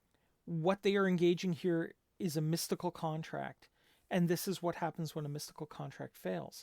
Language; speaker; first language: English; native; English